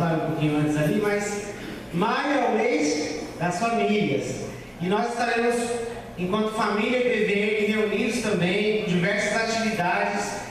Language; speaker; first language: Portuguese; native; Portuguese